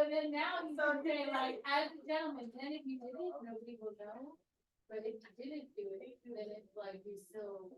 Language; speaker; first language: English; native; English